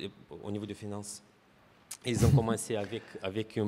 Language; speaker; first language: French; non-native, fluent; Romanian